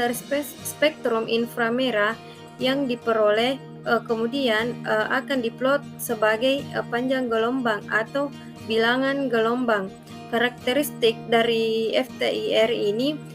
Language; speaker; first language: Indonesian; native; Indonesian